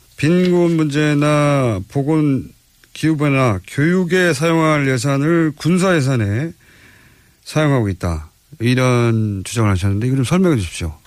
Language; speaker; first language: Korean; native; Korean